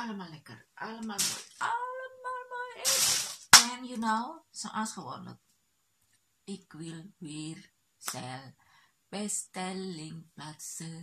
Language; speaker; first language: Dutch; non-native, learner; Indonesian